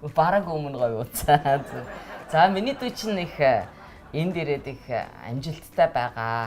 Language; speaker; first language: Mongolian; native; Mongolian